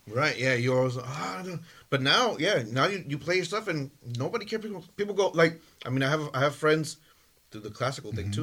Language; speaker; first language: English; early bilingual, other home language; Spanish